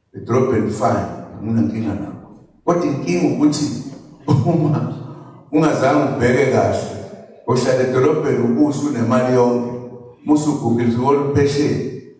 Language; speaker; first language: Zulu; native; Zulu